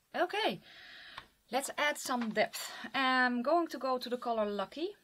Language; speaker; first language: English; non-native, fluent; Dutch